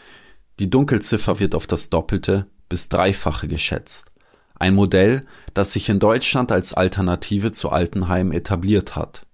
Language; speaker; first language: German; native; German